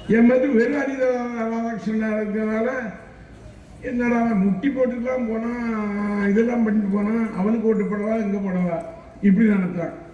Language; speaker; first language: Tamil; native; Tamil